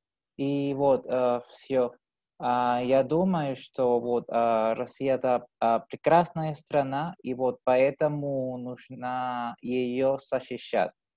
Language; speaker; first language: Russian; non-native, learner; Spanish